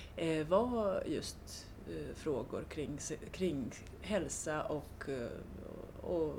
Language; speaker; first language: Swedish; non-native, fluent; Romanian